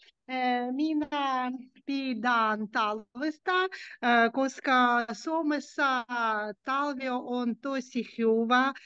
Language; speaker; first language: Finnish; non-native, learner; Ukrainian